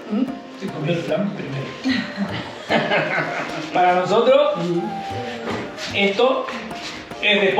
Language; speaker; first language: Spanish; native; Spanish